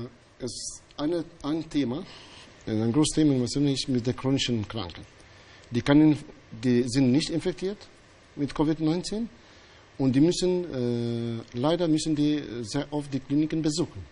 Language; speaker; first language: German; non-native, fluent; Albanian